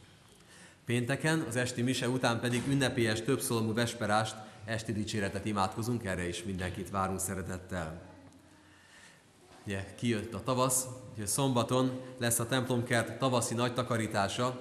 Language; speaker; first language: Hungarian; native; Hungarian